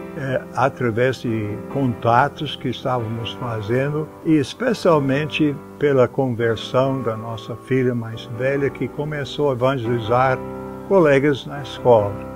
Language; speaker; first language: Portuguese; non-native, fluent; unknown